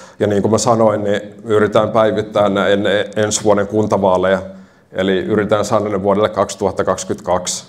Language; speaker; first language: Finnish; native; Finnish